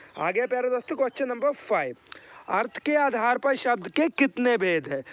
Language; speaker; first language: Hindi; native; Hindi